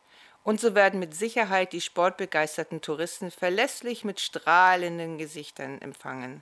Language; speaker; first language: German; native; German